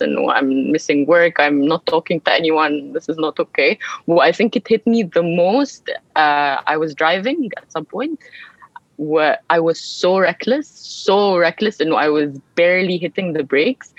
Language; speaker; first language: English; early bilingual, other home language; Arabic